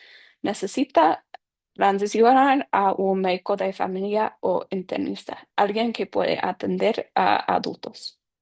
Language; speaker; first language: Spanish; non-native, fluent; English